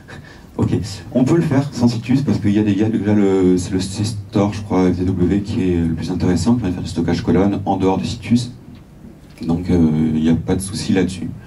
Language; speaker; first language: French; native; French